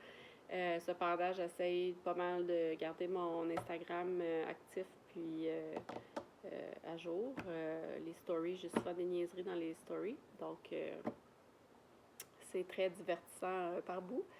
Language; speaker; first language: French; native; French